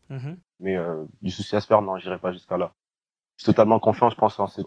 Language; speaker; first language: French; native; French